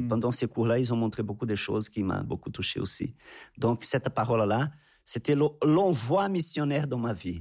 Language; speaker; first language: French; non-native, fluent; Portuguese